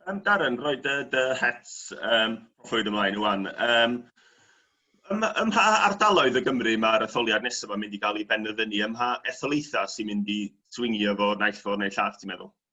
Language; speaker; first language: Welsh; native; Welsh